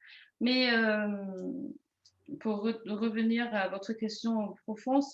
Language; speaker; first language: French; non-native, fluent; German